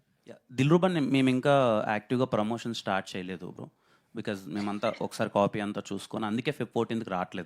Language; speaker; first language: Telugu; native; Telugu